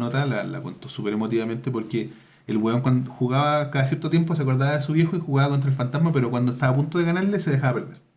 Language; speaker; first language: Spanish; native; Spanish